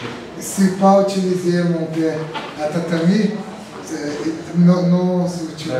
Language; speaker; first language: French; non-native, learner; Portuguese